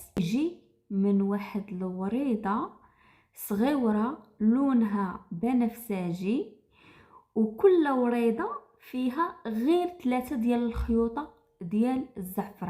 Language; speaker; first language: Arabic; native; Arabic